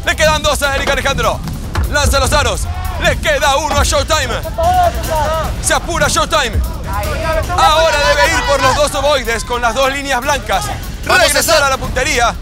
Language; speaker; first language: Spanish; native; Spanish